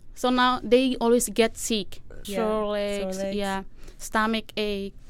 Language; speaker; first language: English; non-native, learner; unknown